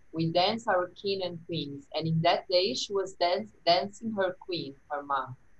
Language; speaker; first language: English; non-native, fluent; Portuguese